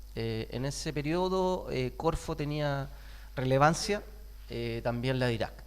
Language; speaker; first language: Spanish; native; Spanish